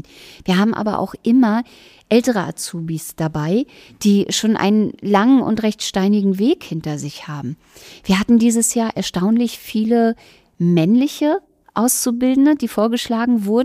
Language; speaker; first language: German; native; German